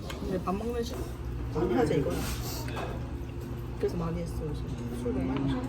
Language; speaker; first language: Korean; non-native, fluent; Japanese